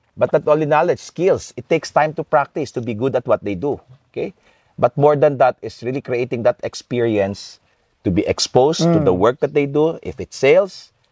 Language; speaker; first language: English; non-native, local second language; Filipino